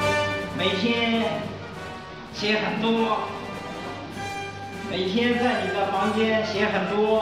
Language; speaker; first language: Chinese; non-native, learner; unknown